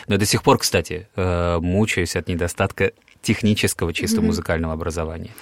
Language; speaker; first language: Russian; native; Russian